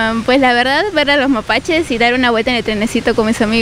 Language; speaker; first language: Spanish; native; Spanish